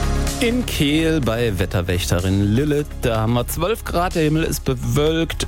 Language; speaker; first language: German; native; German